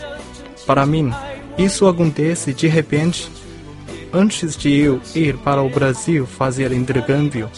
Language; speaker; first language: Portuguese; non-native, fluent; Chinese